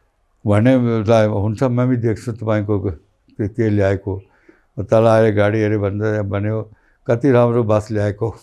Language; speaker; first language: Nepali; non-native, learner; Punjabi